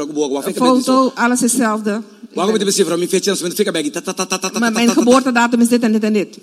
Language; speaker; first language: Dutch; non-native, local second language; Papiamento